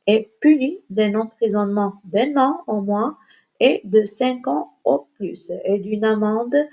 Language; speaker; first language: French; non-native, local second language; Arabic